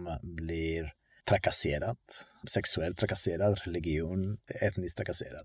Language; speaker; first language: Swedish; non-native, fluent; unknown